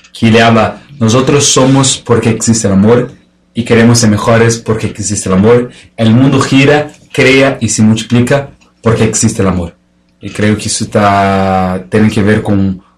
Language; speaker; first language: Spanish; non-native, fluent; Portuguese